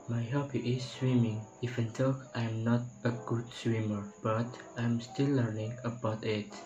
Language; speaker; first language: English; non-native, learner; Indonesian